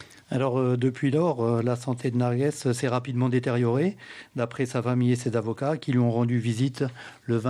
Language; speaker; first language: French; native; French